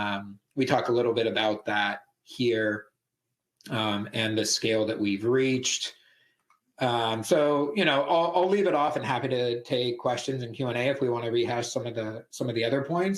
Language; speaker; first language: English; native; English